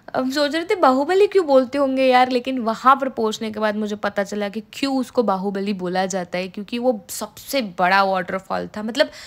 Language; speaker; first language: Hindi; non-native, local second language; Marathi